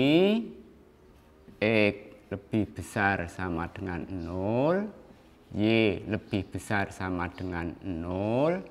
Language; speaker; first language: Indonesian; native; Indonesian